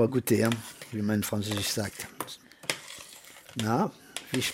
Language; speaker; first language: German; non-native, fluent; French